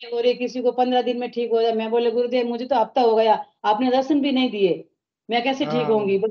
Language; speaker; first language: Hindi; native; Hindi